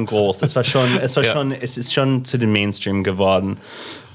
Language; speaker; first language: German; non-native, fluent; English